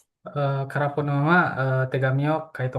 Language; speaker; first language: Japanese; non-native, learner; Indonesian